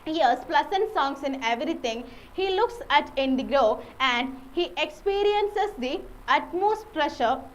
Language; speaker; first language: English; non-native, local second language; Malayalam